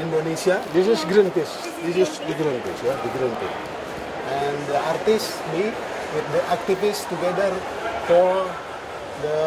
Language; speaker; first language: English; non-native, learner; Indonesian